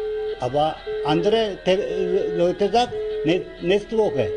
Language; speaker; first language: German; non-native, learner; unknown